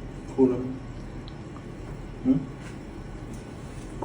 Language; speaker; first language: Chinese; native; Chinese